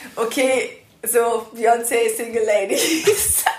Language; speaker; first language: German; early bilingual, other home language; Persian